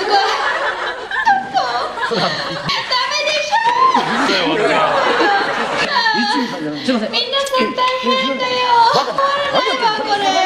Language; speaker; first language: Japanese; non-native, fluent; Khmer